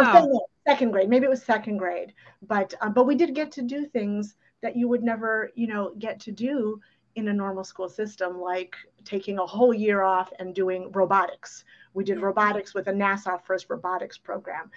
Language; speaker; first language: English; early bilingual, other home language; Ukrainian